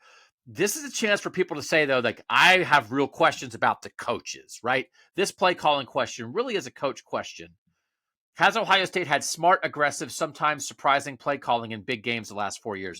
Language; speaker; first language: English; native; English